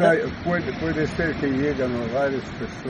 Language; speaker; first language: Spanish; non-native, learner; Italian